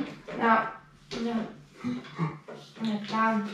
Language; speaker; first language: German; native; German